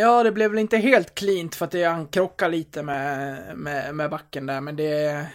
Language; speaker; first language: Swedish; native; Swedish